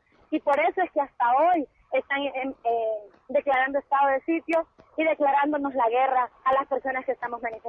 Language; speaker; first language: Spanish; native; Spanish